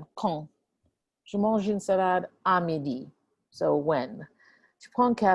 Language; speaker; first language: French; non-native, fluent; English